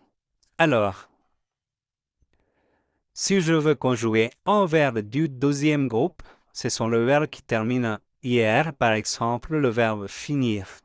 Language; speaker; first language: French; non-native, fluent; Spanish